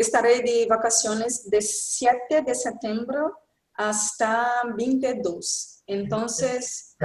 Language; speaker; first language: Spanish; non-native, fluent; Portuguese